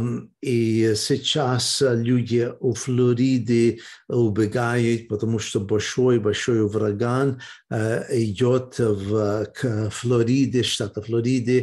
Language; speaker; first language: Russian; early bilingual, heritage; Russian